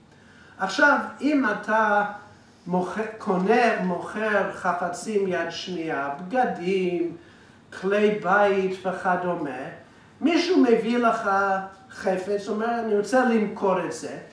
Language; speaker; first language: Hebrew; non-native, fluent; English